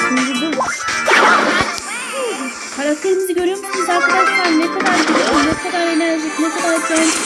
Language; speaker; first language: Turkish; native; Turkish